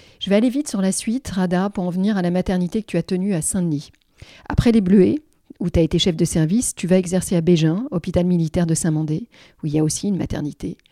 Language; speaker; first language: French; native; French